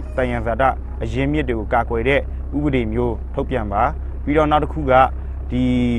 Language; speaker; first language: Burmese; non-native, local second language; Karen languages